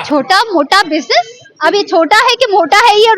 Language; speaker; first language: Urdu; native; Urdu